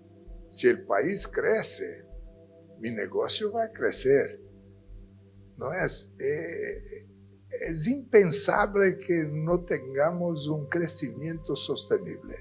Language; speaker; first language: Spanish; non-native, fluent; Portuguese